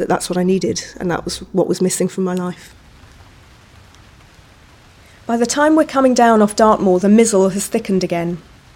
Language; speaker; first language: English; native; English